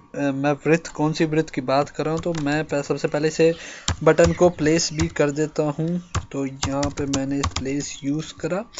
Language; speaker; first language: Hindi; native; Hindi